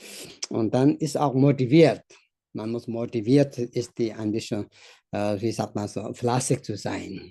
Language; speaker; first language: German; non-native, learner; Tibetan